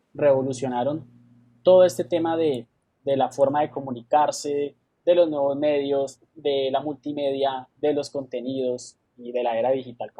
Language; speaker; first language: Spanish; native; Spanish